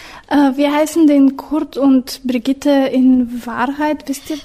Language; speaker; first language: German; native; German